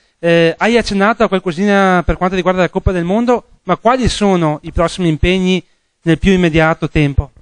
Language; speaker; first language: Italian; native; Italian